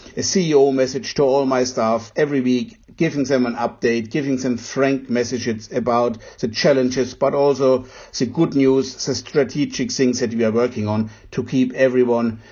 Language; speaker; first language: English; non-native, fluent; German